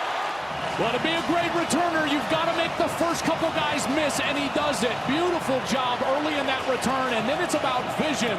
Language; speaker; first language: English; native; English